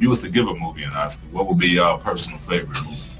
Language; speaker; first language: English; native; English